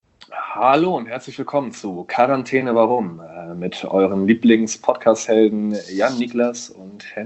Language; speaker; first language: German; native; German